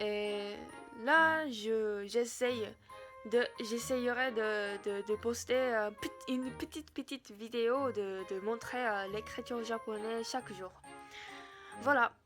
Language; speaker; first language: French; non-native, learner; Japanese